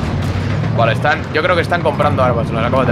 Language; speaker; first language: Spanish; native; Spanish